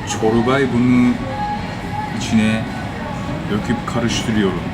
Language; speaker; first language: Turkish; non-native, fluent; Japanese